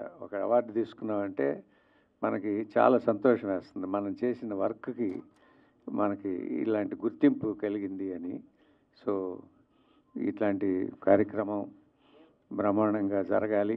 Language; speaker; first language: Telugu; native; Telugu